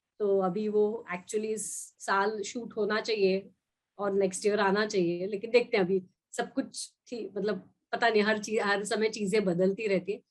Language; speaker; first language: Hindi; non-native, local second language; Marathi